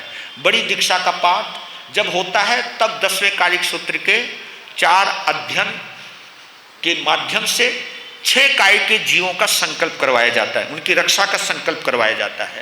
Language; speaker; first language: Hindi; native; Hindi